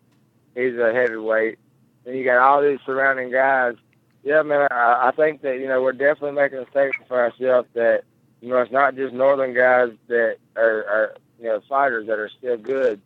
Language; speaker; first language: English; native; English